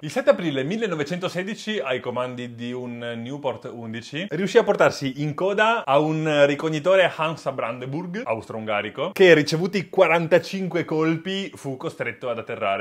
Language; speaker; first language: Italian; native; Italian